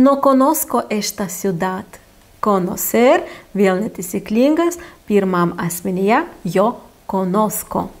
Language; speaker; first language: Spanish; non-native, fluent; Lithuanian